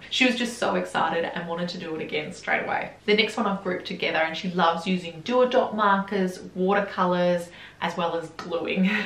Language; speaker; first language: English; native; English